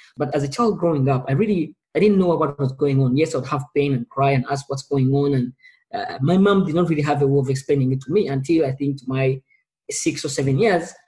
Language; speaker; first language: English; non-native, local second language; Ganda